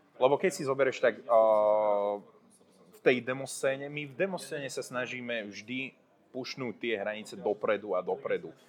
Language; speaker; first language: Slovak; non-native, local second language; Hungarian